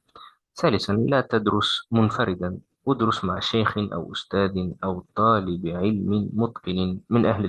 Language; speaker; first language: Arabic; non-native, fluent; French